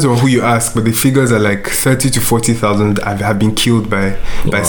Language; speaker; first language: English; non-native, local second language; Yoruba